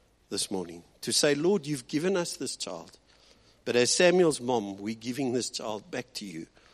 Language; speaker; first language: English; early bilingual, other home language; Afrikaans